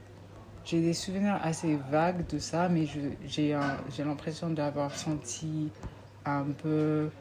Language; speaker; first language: French; non-native, fluent; English